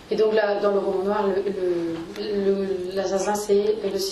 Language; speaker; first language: French; native; French